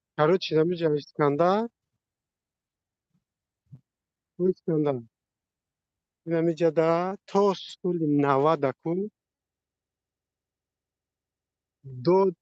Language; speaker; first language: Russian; non-native, learner; Tajik